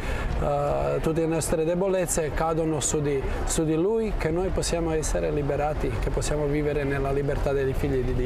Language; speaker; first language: Italian; non-native, fluent; Croatian